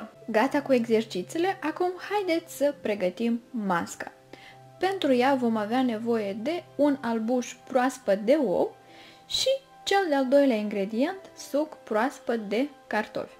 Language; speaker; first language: Romanian; native; Romanian